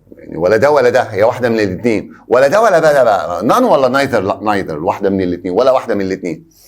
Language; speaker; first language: Arabic; native; Arabic